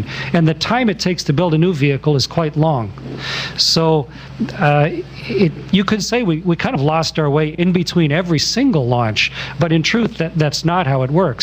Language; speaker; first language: English; native; English